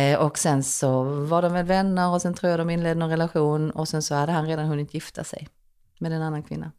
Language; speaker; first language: Swedish; early bilingual, other home language; Korean